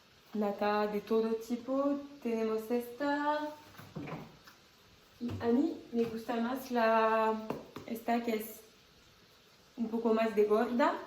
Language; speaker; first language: Spanish; non-native, fluent; French